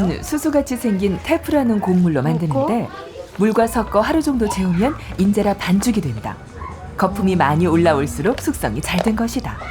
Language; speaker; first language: Korean; native; Korean